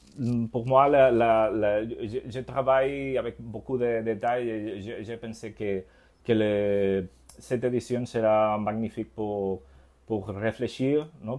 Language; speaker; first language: French; non-native, learner; Spanish